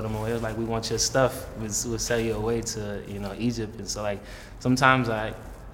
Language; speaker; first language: English; native; English